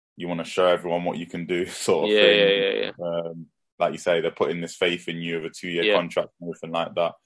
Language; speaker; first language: English; native; English